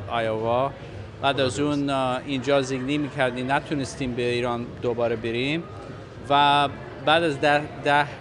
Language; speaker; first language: Persian; non-native, fluent; English